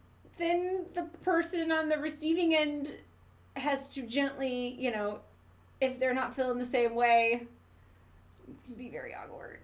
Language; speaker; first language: English; native; English